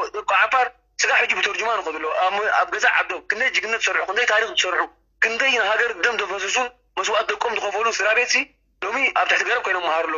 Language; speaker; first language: Tigrinya; non-native, local second language; Afar